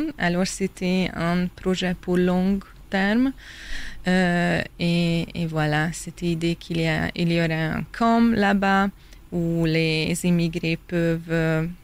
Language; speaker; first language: French; non-native, fluent; Hungarian